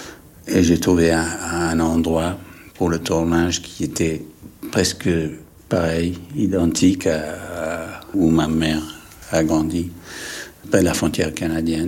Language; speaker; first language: French; non-native, fluent; English